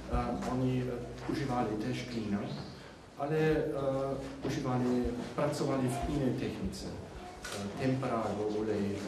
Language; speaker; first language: Polish; non-native, fluent; German